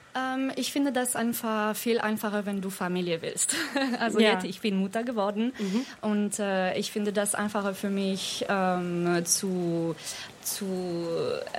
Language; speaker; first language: German; non-native, fluent; French